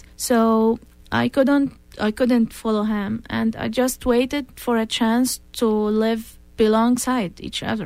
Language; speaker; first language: English; non-native, fluent; Arabic